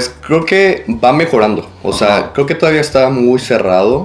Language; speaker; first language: Spanish; native; Spanish